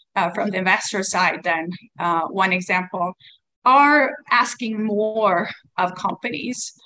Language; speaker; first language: English; non-native, fluent; Swedish